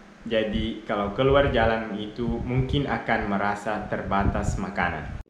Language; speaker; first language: Indonesian; non-native, fluent; Arabic